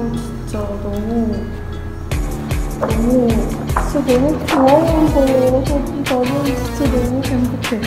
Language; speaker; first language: Korean; non-native, learner; Filipino